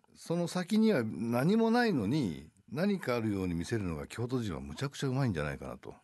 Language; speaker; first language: Japanese; native; Japanese